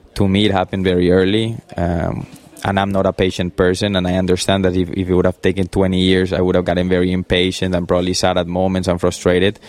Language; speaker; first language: English; early bilingual, other home language; Spanish